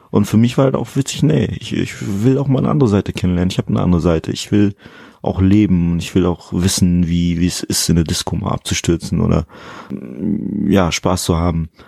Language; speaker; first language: German; early bilingual, other home language; Fula